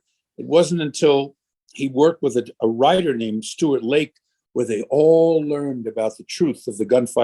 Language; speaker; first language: English; native; English